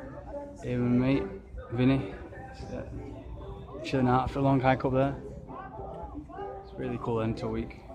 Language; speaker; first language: English; native; English